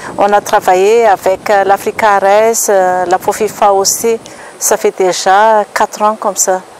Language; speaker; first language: French; non-native, local second language; Malagasy